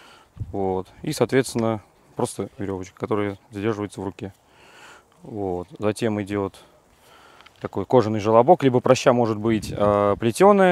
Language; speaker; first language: Russian; native; Russian